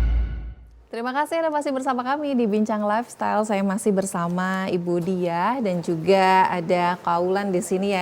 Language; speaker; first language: Indonesian; native; Indonesian